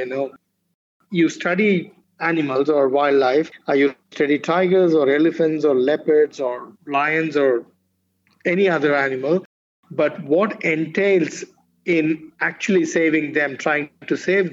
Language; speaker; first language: English; non-native, local second language; Kannada